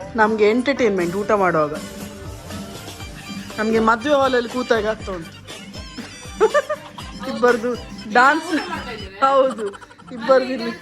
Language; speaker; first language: Kannada; non-native, local second language; Tulu